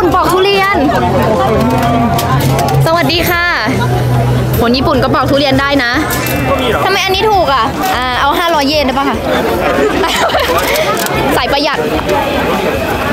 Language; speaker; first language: Thai; native; Thai